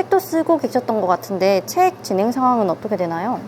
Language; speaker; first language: Korean; native; Korean